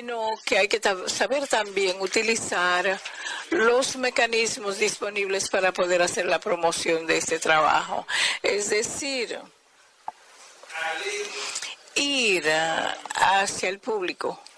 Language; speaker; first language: Spanish; non-native, fluent; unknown